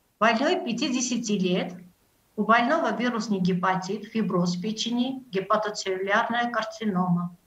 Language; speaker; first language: Russian; non-native, local second language; Armenian